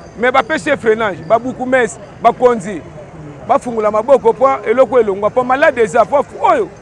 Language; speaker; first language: Lingala; native; Lingala